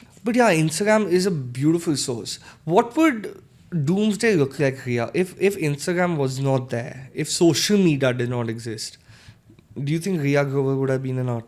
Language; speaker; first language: English; non-native, local second language; Hindi